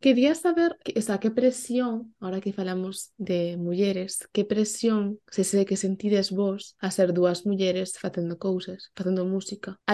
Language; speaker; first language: Galician; non-native, local second language; Spanish